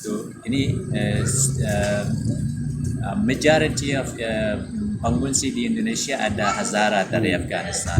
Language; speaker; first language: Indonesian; non-native, learner; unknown